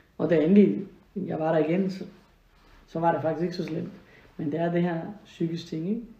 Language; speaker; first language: Danish; non-native, fluent; Spanish